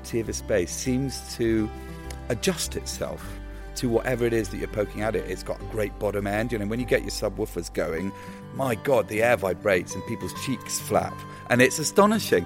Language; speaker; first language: English; native; English